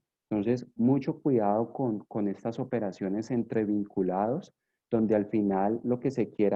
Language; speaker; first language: Spanish; native; Spanish